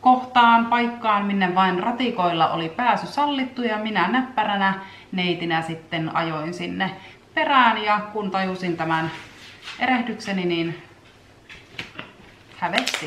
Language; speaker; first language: Finnish; native; Finnish